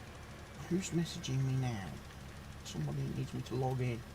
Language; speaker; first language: English; native; English